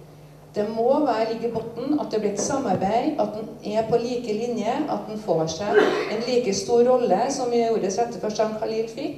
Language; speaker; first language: Norwegian; native; Norwegian